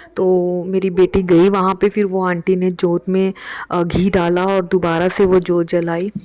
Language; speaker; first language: Hindi; native; Hindi